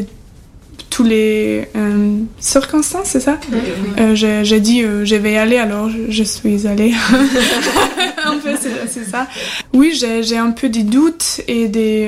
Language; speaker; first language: French; non-native, fluent; German